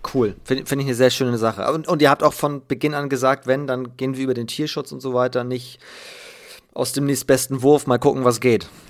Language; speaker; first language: German; native; German